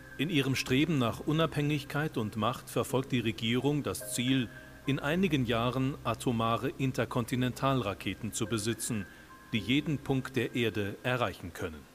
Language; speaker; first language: German; native; German